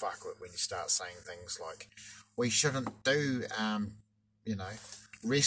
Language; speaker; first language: English; native; English